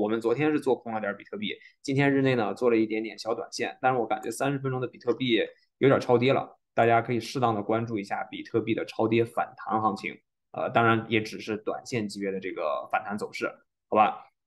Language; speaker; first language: Chinese; native; Chinese